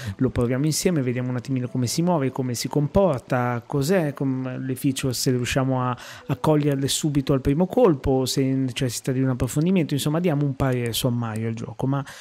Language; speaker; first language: Italian; native; Italian